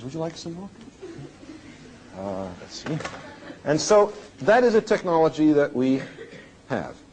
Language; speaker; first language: English; native; English